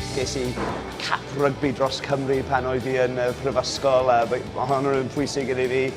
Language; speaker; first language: Welsh; non-native, local second language; English